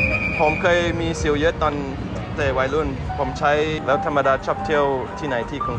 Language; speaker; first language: Thai; non-native, fluent; English